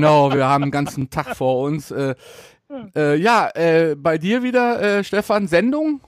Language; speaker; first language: German; native; German